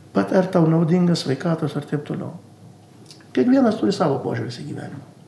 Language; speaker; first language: Lithuanian; non-native, learner; Arabic